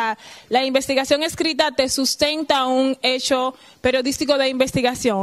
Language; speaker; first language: Spanish; native; Spanish